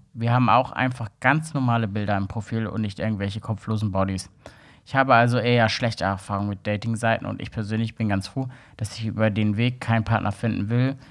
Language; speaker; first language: German; native; German